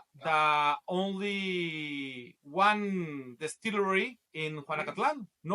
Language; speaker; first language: English; non-native, learner; Spanish